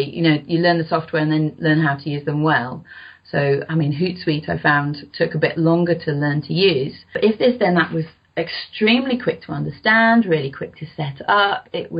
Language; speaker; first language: English; native; English